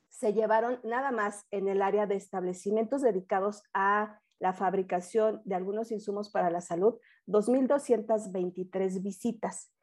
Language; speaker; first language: Spanish; native; Spanish